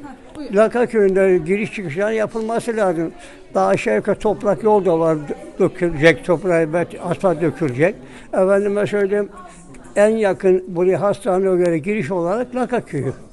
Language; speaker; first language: Turkish; native; Turkish